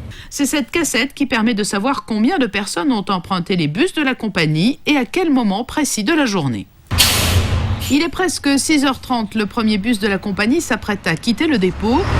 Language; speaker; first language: French; native; French